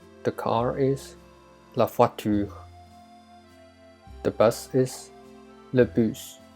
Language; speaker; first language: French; non-native, fluent; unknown